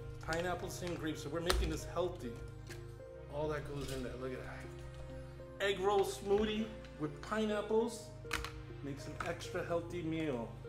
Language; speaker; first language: English; native; English